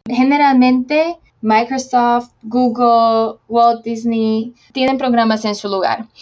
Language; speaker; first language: Spanish; non-native, fluent; Slovak